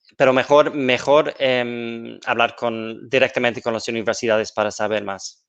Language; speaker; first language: Spanish; non-native, fluent; English